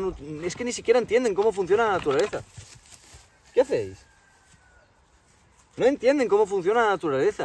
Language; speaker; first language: Spanish; native; Spanish